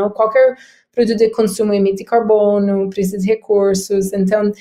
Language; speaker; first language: Portuguese; non-native, fluent; English